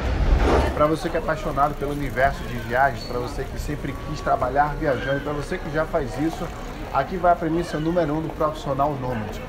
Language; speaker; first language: Portuguese; native; Portuguese